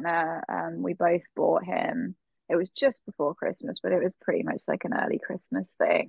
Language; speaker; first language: English; native; English